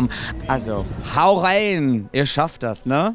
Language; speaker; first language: German; non-native, fluent; English